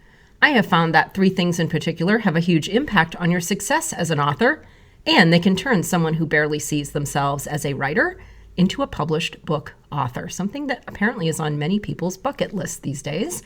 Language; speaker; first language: English; native; English